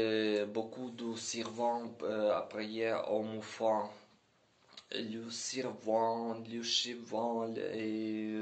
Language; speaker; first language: French; non-native, learner; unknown